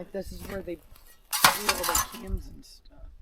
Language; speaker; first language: English; native; English